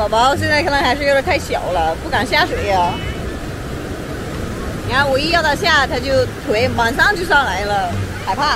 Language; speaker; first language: Chinese; native; Chinese